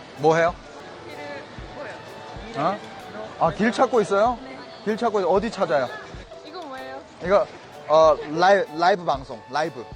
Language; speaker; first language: Korean; non-native, fluent; Chinese